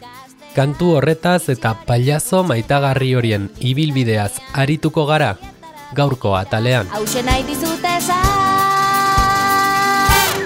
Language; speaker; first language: Basque; native; Basque